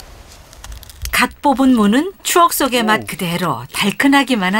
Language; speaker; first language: Korean; native; Korean